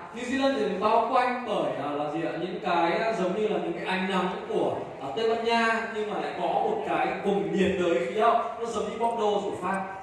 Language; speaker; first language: Vietnamese; native; Vietnamese